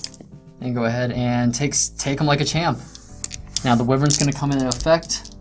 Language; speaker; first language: English; native; English